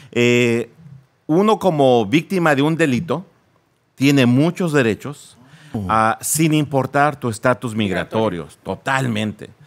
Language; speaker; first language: Spanish; native; Spanish